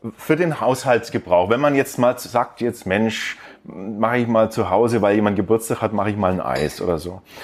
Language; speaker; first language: German; native; German